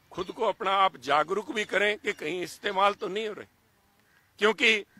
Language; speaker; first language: Hindi; native; Hindi